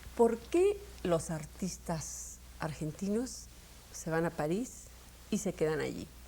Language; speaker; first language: Spanish; native; Spanish